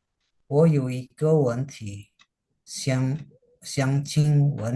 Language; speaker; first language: Chinese; non-native, learner; Indonesian